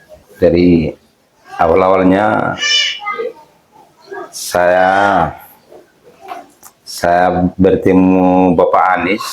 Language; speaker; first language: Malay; non-native, local second language; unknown